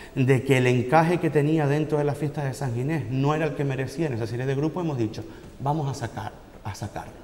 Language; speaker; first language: Spanish; native; Spanish